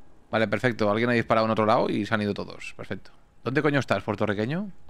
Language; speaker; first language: Spanish; native; Spanish